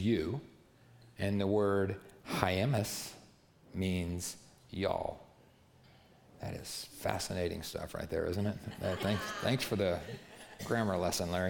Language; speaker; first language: English; native; English